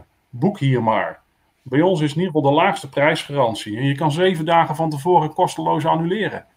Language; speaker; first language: Dutch; native; Dutch